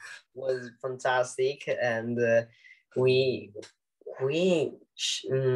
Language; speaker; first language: English; non-native, learner; Italian